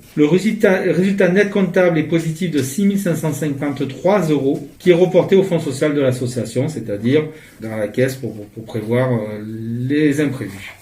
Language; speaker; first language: French; native; French